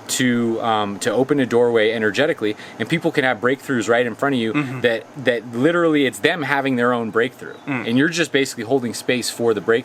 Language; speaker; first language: English; native; English